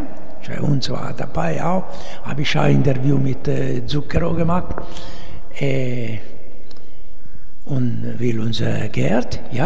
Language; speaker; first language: German; non-native, fluent; Italian